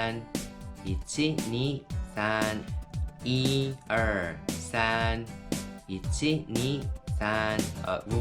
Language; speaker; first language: French; non-native, fluent; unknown